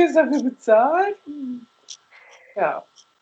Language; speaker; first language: German; native; German